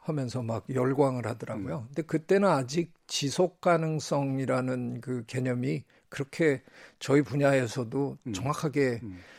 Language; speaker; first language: Korean; native; Korean